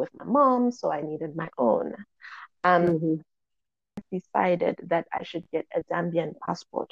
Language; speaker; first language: English; native; English